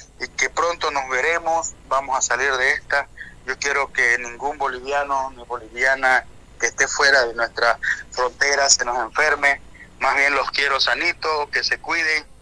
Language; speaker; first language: Spanish; native; Spanish